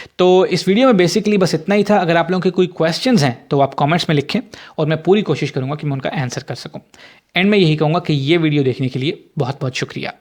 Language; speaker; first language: Urdu; native; Urdu